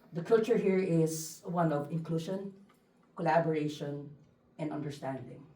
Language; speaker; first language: English; non-native, local second language; Filipino